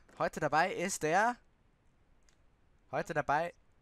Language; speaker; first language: German; native; German